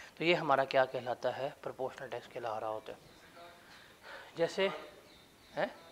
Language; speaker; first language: Urdu; non-native, local second language; Punjabi